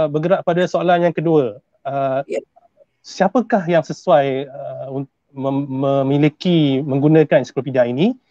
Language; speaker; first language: Malay; native; Malay